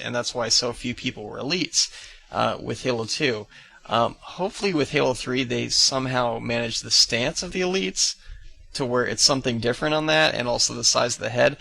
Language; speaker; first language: English; native; English